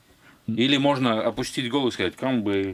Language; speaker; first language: Russian; native; Russian